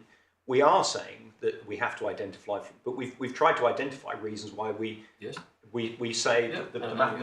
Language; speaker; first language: English; native; English